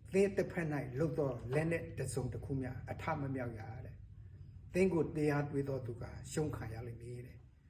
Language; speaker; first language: Burmese; non-native, local second language; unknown